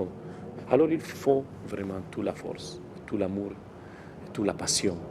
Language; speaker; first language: French; non-native, fluent; Spanish